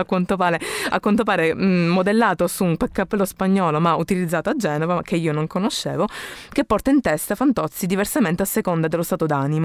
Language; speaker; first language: Italian; native; Italian